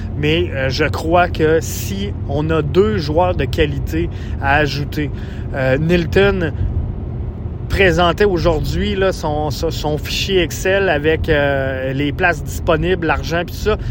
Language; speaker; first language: French; native; French